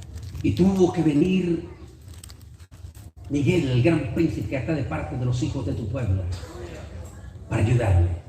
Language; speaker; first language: Spanish; native; Spanish